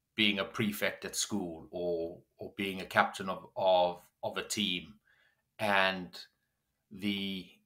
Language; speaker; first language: English; native; English